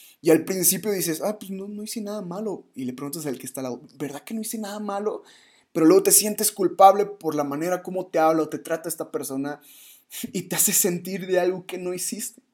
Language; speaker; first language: Spanish; native; Spanish